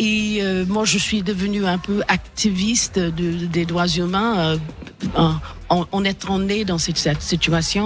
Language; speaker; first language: French; non-native, fluent; English